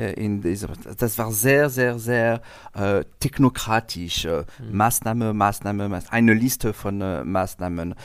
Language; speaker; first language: German; non-native, learner; French